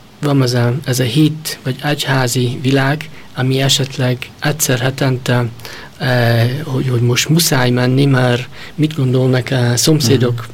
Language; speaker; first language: Hungarian; early bilingual, heritage; Hungarian